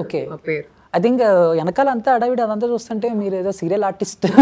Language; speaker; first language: Telugu; native; Telugu